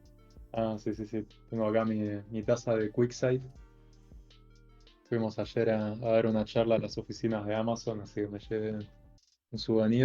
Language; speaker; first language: Spanish; native; Spanish